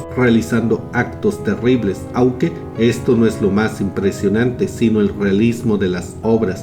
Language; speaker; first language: Spanish; native; Spanish